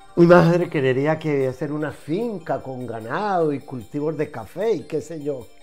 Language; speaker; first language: Spanish; native; Spanish